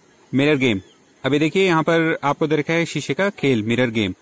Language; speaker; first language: Hindi; native; Hindi